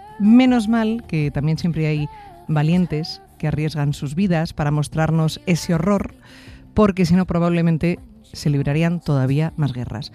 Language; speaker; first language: Spanish; native; Spanish